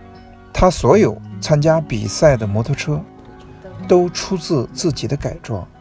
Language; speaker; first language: Chinese; native; Chinese